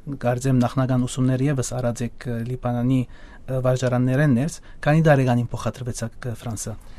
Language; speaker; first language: Armenian; early bilingual, heritage; Armenian